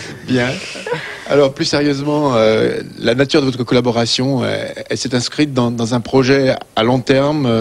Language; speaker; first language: French; native; French